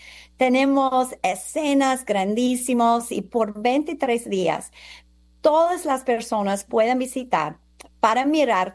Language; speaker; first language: Spanish; non-native, fluent; English